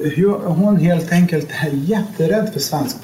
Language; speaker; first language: Swedish; non-native, learner; Lithuanian